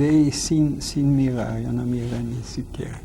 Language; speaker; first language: Spanish; non-native, fluent; Yiddish